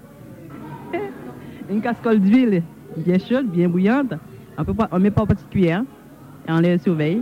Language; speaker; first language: French; native; French